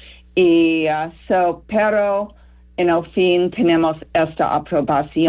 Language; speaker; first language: Spanish; non-native, fluent; English